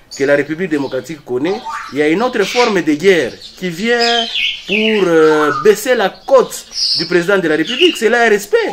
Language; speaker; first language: French; non-native, local second language; Swahili